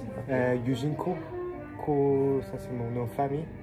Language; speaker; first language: French; non-native, fluent; Korean